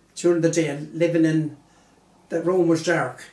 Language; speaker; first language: English; native; English